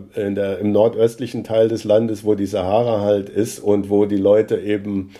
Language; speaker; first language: German; native; German